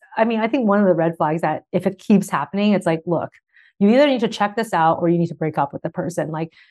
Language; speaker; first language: English; early bilingual, other home language; Chinese